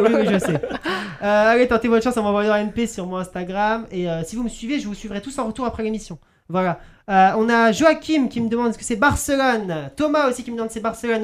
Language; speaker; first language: French; native; French